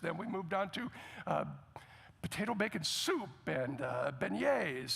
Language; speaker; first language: English; native; English